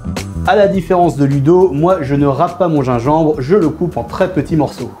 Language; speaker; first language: French; native; French